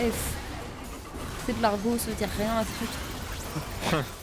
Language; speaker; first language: French; native; French